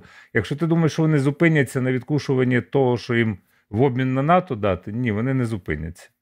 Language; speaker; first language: Ukrainian; native; Ukrainian